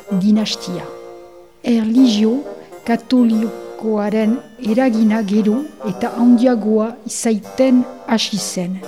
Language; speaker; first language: Basque; non-native, local second language; French